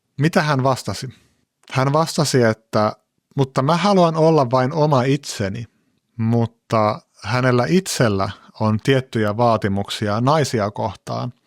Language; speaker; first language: Finnish; native; Finnish